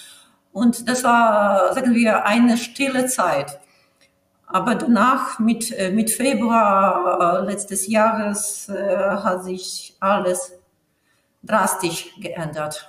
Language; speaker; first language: German; non-native, fluent; Ukrainian